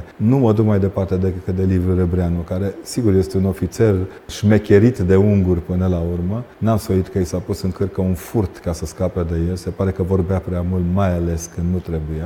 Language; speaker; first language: Romanian; native; Romanian